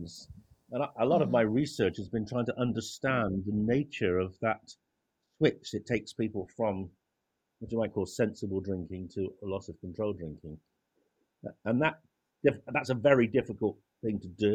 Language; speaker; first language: English; native; English